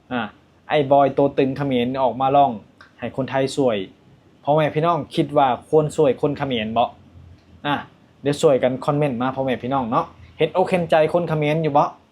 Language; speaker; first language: Thai; non-native, local second language; Lao